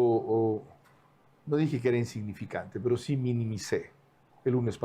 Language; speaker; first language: Spanish; native; Spanish